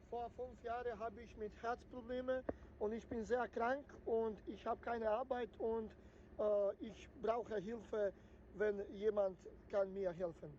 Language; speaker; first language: German; non-native, learner; Bosnian